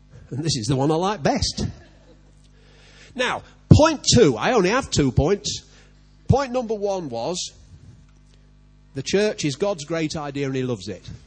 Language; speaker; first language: English; native; English